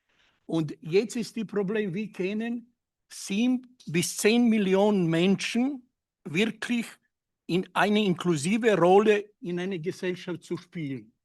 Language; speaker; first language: German; non-native, learner; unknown